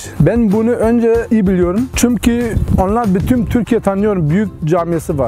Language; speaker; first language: Turkish; early bilingual, heritage; Turkish